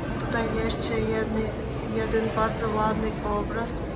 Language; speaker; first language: Polish; non-native, learner; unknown